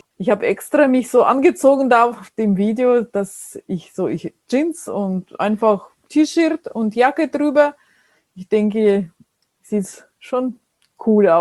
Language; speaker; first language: German; non-native, fluent; Russian